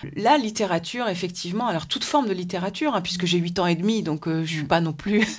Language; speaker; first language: French; native; French